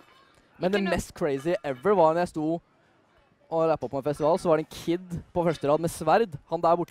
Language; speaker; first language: Norwegian; native; Norwegian